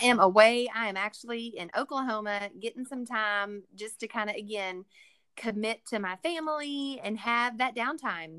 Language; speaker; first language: English; native; English